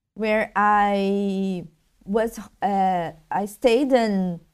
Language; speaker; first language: English; non-native, learner; Portuguese